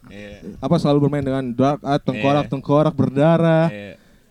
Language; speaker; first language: Indonesian; native; Indonesian